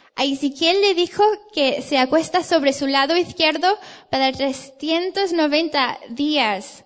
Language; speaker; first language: Spanish; non-native, fluent; English